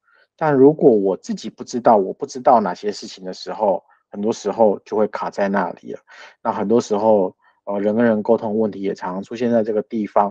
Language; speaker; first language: Chinese; native; Chinese